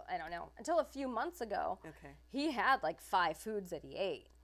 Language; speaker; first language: English; native; English